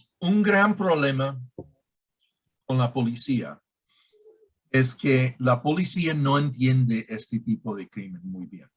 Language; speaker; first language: Spanish; non-native, learner; English